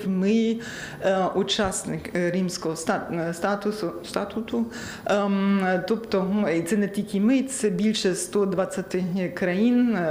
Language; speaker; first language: Ukrainian; non-native, learner; German